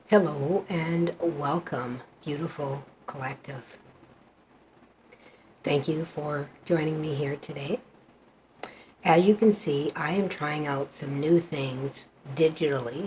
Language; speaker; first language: English; native; English